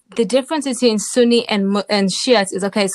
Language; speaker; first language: English; native; English